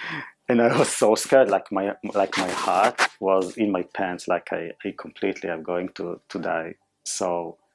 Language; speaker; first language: English; non-native, fluent; Hebrew